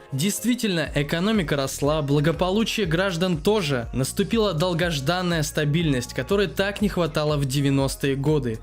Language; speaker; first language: Russian; native; Russian